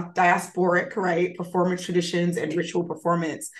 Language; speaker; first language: English; native; English